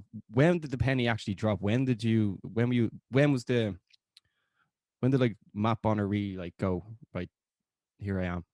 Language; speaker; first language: English; native; English